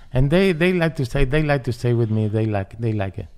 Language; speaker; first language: English; non-native, learner; Spanish